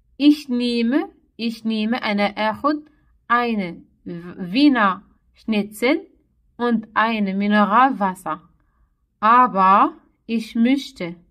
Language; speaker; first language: German; non-native, learner; Arabic